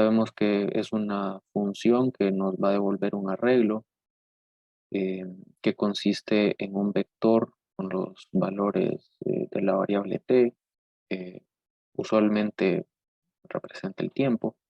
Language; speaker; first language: Spanish; native; Spanish